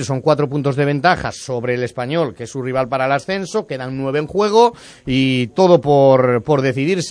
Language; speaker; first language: Spanish; native; Spanish